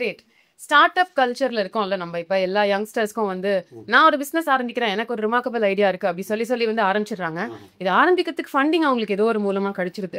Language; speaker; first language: Tamil; native; Tamil